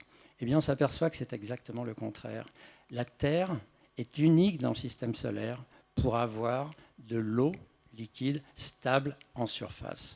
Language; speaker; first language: French; native; French